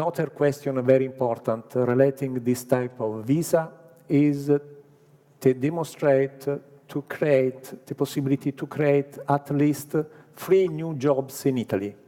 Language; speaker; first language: English; non-native, learner; Italian